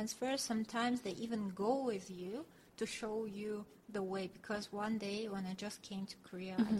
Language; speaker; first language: English; non-native, fluent; Russian